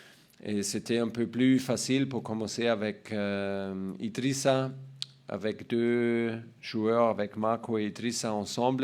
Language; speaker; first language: French; non-native, learner; German